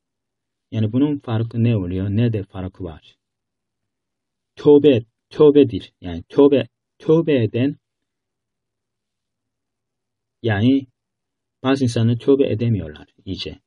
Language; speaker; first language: Turkish; non-native, fluent; Korean